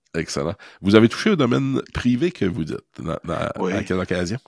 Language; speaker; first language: French; native; French